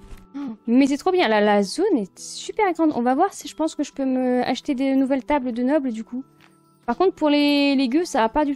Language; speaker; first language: French; native; French